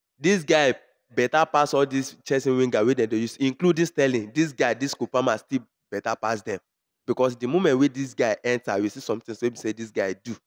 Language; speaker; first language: Nigerian Pidgin; non-native, local second language; Yoruba